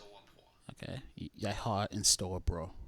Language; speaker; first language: Danish; non-native, learner; English